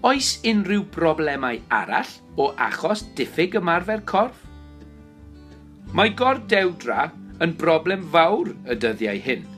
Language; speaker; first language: Welsh; non-native, learner; English